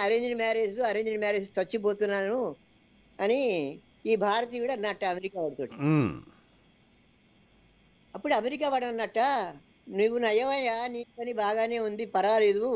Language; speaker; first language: Telugu; native; Telugu